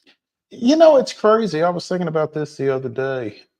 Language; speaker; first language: English; native; English